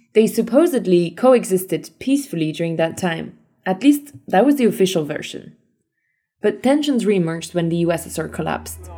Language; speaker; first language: English; early bilingual, other home language; Armenian